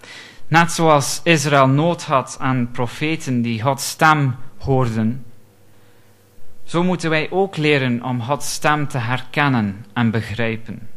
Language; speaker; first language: Dutch; non-native, fluent; English